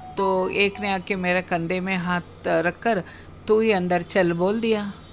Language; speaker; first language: Hindi; non-native, local second language; Kannada